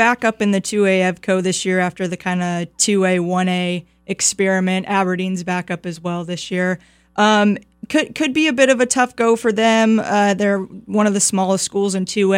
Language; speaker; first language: English; native; English